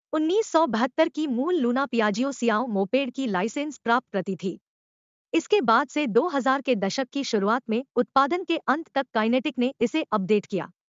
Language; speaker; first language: Hindi; native; Hindi